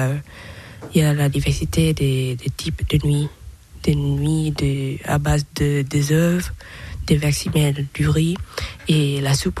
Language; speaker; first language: French; non-native, learner; Thai